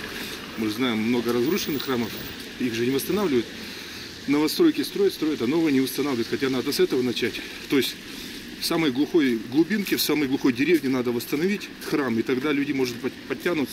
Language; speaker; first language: Russian; native; Russian